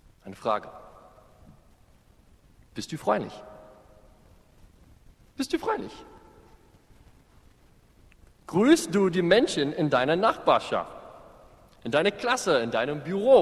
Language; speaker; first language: German; non-native, fluent; English